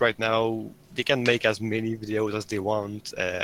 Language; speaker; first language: English; non-native, fluent; French